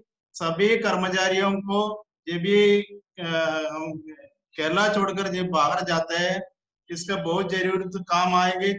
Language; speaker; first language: Hindi; non-native, local second language; Malayalam